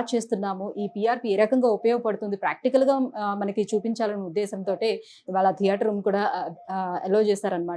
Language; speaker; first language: Telugu; native; Telugu